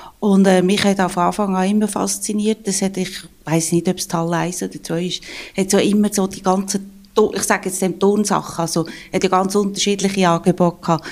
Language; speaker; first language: German; native; German